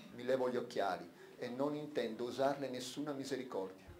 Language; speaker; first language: Italian; native; Italian